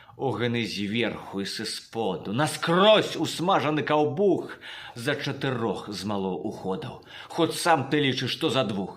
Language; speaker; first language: Belarusian; native; Belarusian